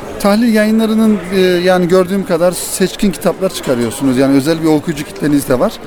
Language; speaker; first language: Turkish; native; Turkish